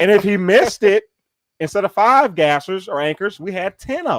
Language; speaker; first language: English; native; English